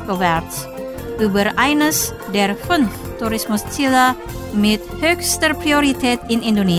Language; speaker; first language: German; non-native, fluent; Indonesian